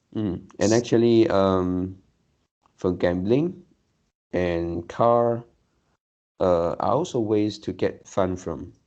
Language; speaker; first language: English; non-native, learner; Chinese